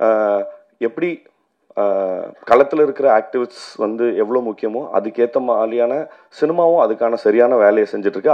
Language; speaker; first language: Tamil; native; Tamil